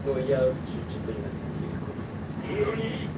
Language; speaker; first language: Chinese; non-native, learner; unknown